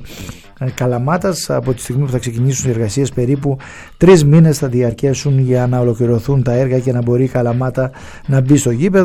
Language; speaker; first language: Greek; native; Greek